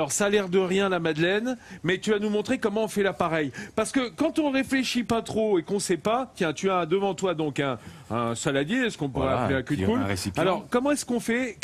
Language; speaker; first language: French; native; French